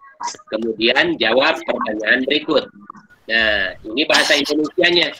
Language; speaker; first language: Indonesian; native; Indonesian